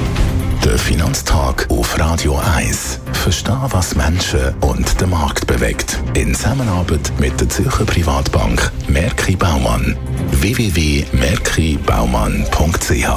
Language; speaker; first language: German; native; German